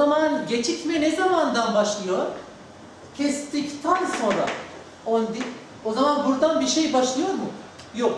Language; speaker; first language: Turkish; non-native, learner; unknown